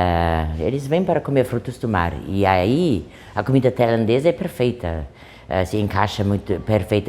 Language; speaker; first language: Portuguese; non-native, fluent; German